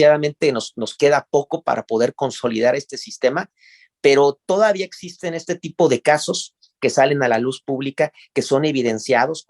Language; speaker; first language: Spanish; native; Spanish